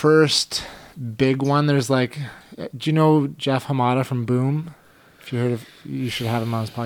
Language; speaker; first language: English; native; English